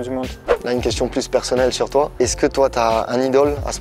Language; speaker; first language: French; native; French